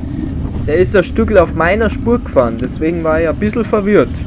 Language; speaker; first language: German; native; German